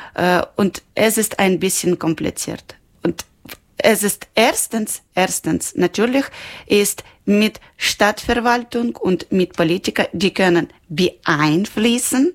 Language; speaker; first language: German; non-native, local second language; Ukrainian